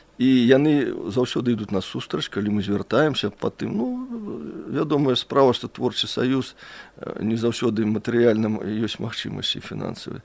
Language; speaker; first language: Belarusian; native; Belarusian